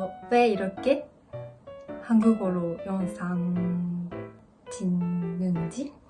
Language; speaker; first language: Korean; non-native, learner; Japanese